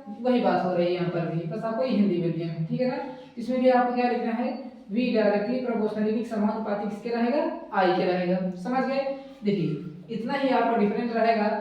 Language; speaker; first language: Hindi; native; Hindi